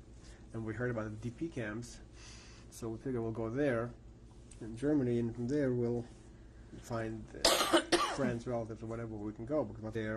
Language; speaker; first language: English; early bilingual, other home language; Yiddish